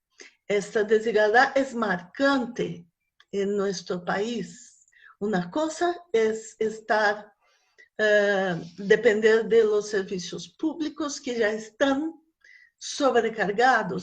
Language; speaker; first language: Spanish; non-native, fluent; Portuguese